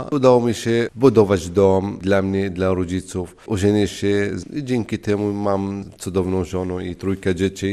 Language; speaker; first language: Polish; non-native, fluent; Arabic